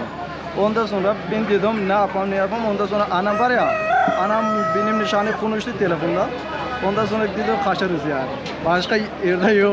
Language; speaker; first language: Turkish; non-native, learner; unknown